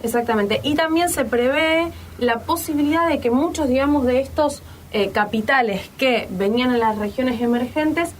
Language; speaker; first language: Spanish; native; Spanish